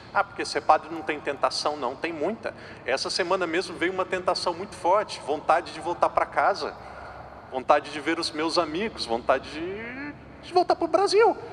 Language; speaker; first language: Portuguese; native; Portuguese